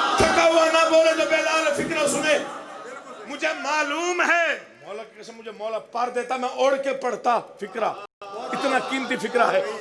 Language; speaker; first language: Urdu; non-native, local second language; Saraiki